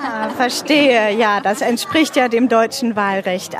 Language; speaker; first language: German; native; German